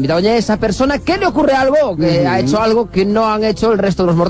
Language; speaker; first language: Spanish; native; Spanish